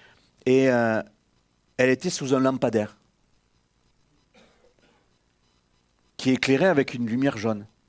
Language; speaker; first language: French; native; French